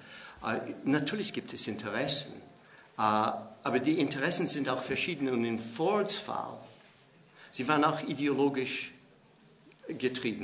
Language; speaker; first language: German; non-native, fluent; English